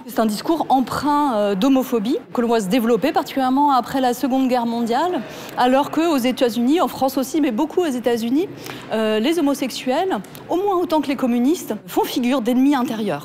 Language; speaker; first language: French; native; French